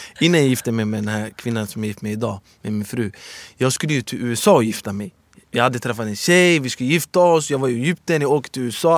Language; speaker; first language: Swedish; early bilingual, other home language; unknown